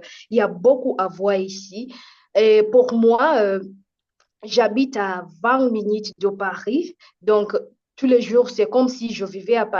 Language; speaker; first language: French; non-native, fluent; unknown